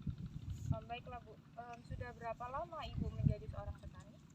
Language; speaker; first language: Indonesian; native; Indonesian